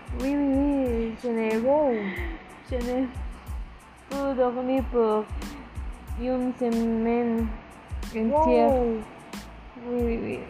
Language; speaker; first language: French; non-native, learner; Spanish